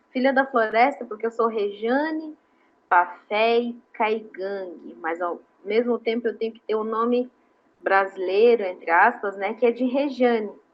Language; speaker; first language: Portuguese; non-native, local second language; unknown